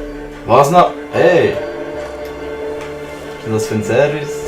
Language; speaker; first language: German; native; German